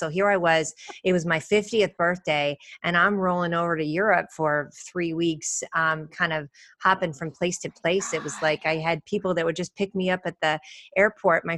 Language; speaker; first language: English; native; English